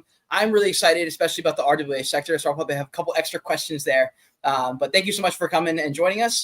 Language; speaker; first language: English; native; English